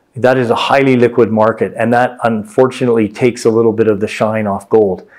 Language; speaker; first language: English; native; English